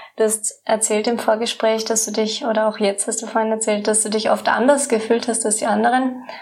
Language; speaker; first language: German; native; German